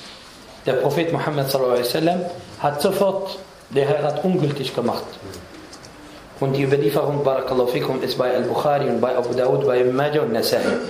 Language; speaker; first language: German; non-native, fluent; Arabic